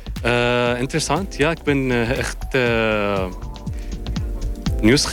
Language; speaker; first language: Dutch; non-native, learner; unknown